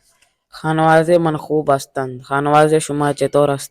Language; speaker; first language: Persian; non-native, learner; Urdu